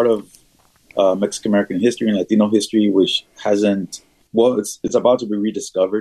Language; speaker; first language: English; native; English